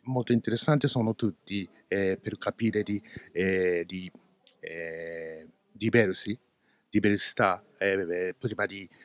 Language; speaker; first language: Italian; non-native, learner; Japanese